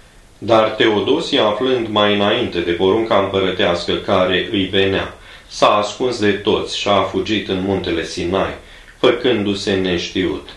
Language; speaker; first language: Romanian; native; Romanian